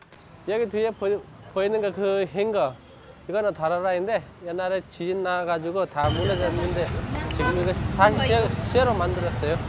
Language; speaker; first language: Korean; non-native, fluent; Nepali